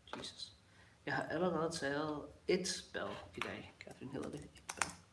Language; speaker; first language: Danish; native; Danish